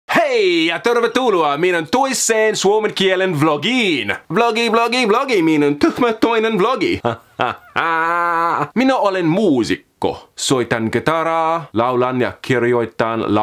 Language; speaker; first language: Finnish; non-native, learner; English